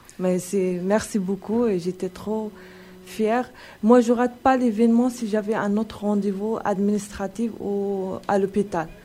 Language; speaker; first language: French; non-native, local second language; Arabic